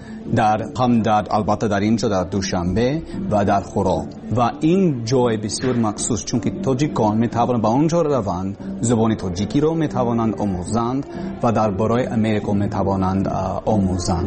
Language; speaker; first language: Persian; non-native, learner; English